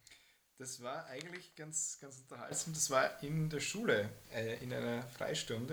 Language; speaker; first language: German; native; German